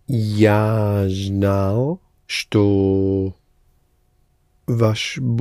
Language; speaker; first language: Russian; non-native, learner; English